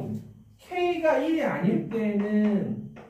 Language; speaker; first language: Korean; native; Korean